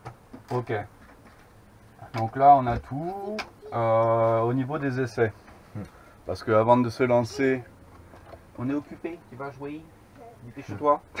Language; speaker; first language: French; native; French